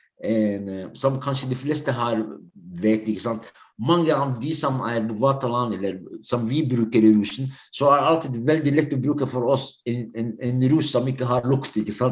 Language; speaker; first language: Norwegian; non-native, fluent; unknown